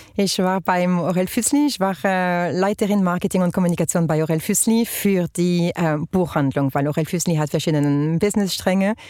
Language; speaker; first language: German; non-native, fluent; French